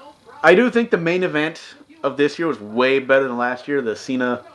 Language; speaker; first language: English; native; English